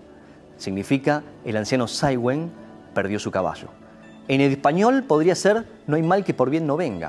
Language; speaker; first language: Spanish; native; Spanish